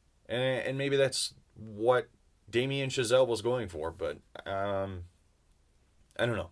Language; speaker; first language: English; native; English